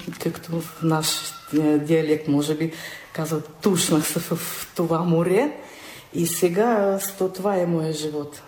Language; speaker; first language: Bulgarian; early bilingual, heritage; Bulgarian